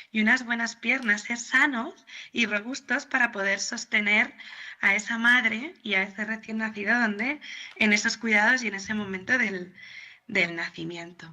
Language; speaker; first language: Spanish; native; Spanish